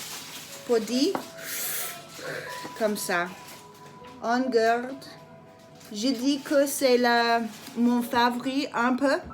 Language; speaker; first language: French; non-native, learner; English